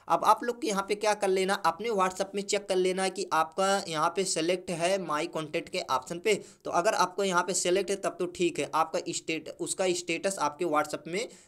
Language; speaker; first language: Hindi; native; Hindi